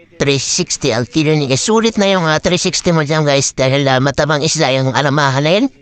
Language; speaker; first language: Filipino; non-native, local second language; Cebuano